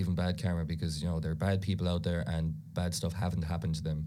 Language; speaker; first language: English; non-native, local second language; Irish